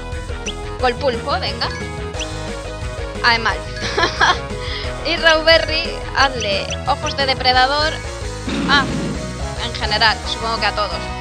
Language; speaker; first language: Spanish; native; Spanish